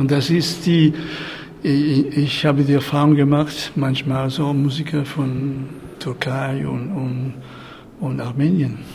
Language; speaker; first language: German; non-native, fluent; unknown